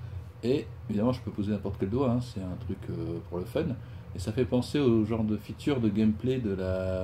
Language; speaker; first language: French; native; French